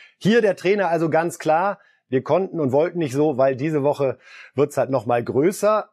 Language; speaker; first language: German; native; German